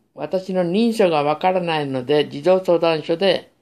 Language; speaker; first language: Japanese; native; Japanese